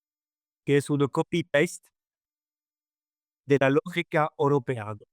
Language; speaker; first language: Spanish; non-native, fluent; Arabic